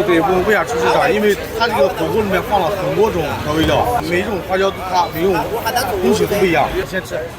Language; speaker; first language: Chinese; native; Chinese